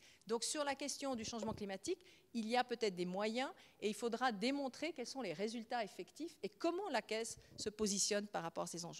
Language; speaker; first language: French; native; French